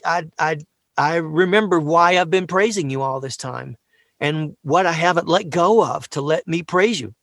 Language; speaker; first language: English; native; English